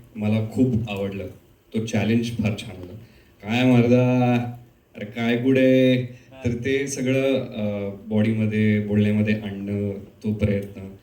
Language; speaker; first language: Marathi; native; Marathi